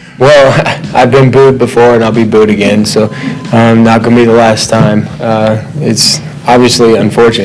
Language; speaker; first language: English; native; English